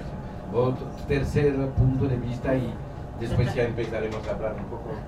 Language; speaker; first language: Spanish; non-native, fluent; French